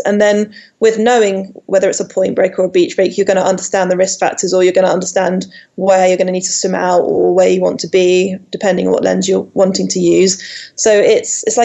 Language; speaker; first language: English; native; English